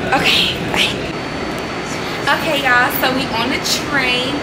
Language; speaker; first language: English; native; English